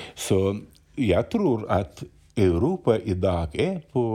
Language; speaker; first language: Swedish; non-native, fluent; Ukrainian